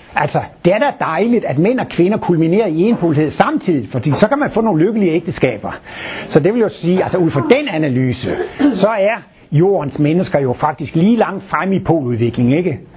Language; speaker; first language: Danish; native; Danish